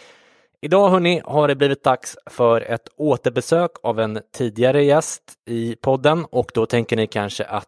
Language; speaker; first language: Swedish; native; Swedish